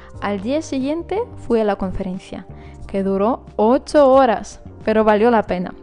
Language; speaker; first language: Spanish; non-native, fluent; Russian